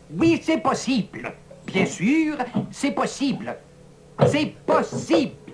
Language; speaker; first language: French; non-native, learner; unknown